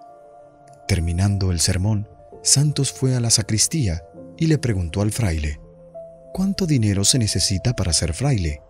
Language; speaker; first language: Spanish; native; Spanish